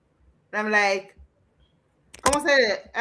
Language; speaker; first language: Spanish; non-native, fluent; English